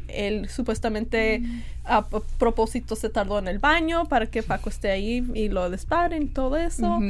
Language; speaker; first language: Spanish; early bilingual, heritage; Spanish